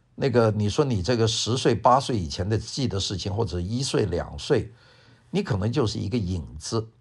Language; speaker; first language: Chinese; non-native, local second language; Cantonese